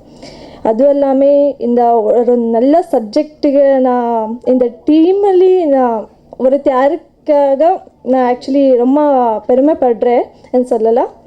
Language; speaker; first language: Tamil; non-native, learner; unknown